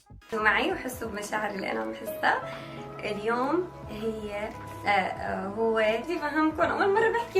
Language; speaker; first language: Arabic; native; Arabic